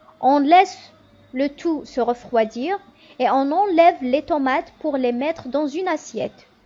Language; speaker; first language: French; non-native, local second language; Kabyle